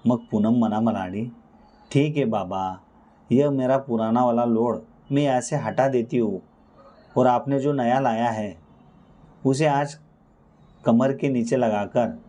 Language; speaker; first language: Hindi; non-native, local second language; Marathi